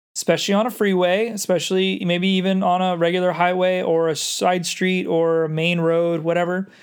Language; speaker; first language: English; native; English